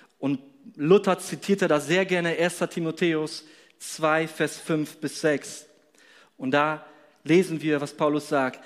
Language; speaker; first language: German; non-native, fluent; Polish